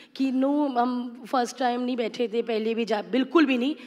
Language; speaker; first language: Hindi; native; Hindi